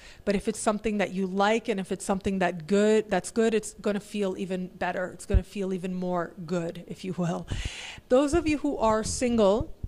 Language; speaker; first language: English; native; English